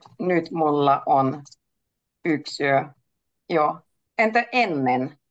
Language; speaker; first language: Finnish; native; Finnish